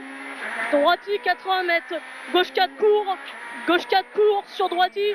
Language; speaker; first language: French; native; French